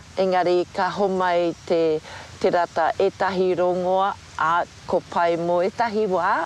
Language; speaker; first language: Māori; native; Māori